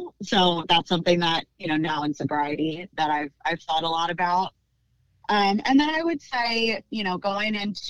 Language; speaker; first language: English; native; English